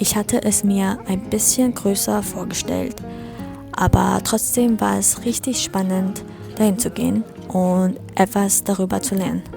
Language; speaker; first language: German; non-native, fluent; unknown